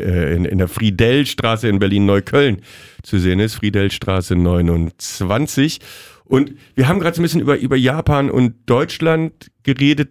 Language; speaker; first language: German; native; German